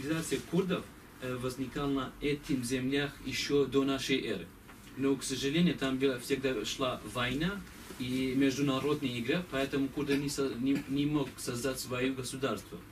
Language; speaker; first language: Russian; non-native, learner; Kurdish